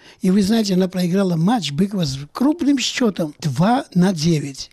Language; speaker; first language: Russian; non-native, local second language; Georgian